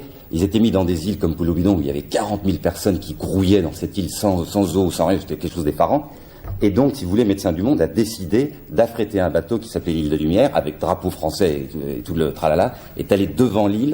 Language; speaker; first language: French; native; French